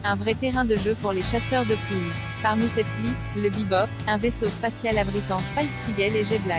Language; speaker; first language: French; native; French